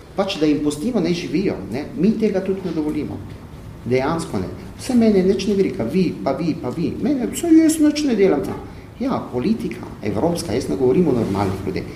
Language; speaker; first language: Slovenian; early bilingual, other home language; Arabic